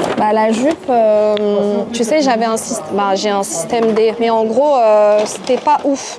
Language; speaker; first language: French; early bilingual, other home language; Arabic